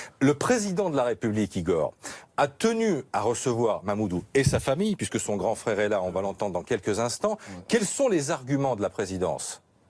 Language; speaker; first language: French; native; French